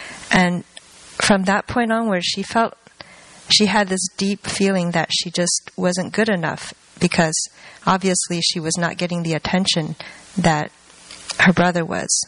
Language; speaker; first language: English; early bilingual, other home language; Chinese